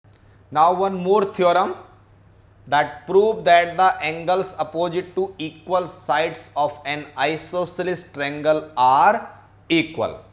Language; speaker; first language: English; non-native, local second language; Hindi